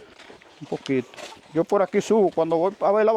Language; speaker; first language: Spanish; native; Spanish